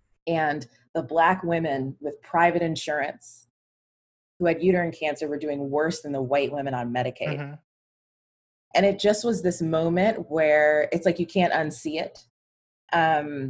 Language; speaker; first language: English; native; English